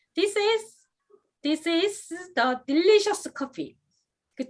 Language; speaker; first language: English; non-native, fluent; Korean